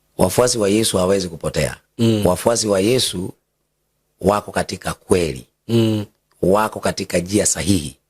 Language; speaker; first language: Swahili; non-native, local second language; Kikuyu